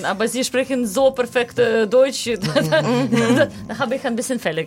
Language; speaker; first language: German; non-native, learner; Ukrainian